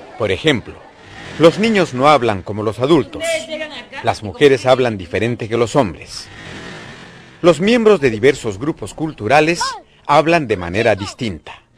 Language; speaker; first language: Spanish; non-native, local second language; Quechua